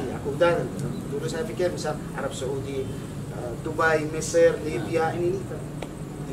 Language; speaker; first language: Indonesian; non-native, fluent; Arabic